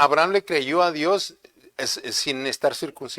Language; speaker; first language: Spanish; native; Spanish